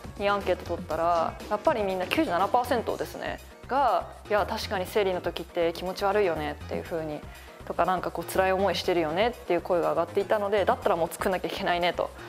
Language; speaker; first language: Japanese; native; Japanese